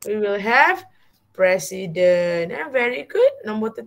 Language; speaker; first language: English; non-native, fluent; Malay